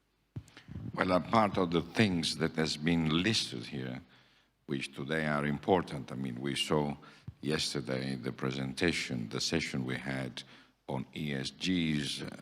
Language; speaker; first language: English; non-native, fluent; Italian